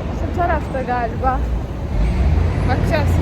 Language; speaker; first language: Turkish; early bilingual, heritage; Turkish